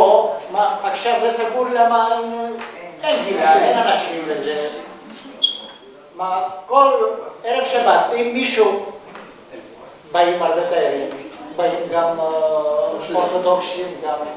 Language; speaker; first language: Hebrew; non-native, learner; Greek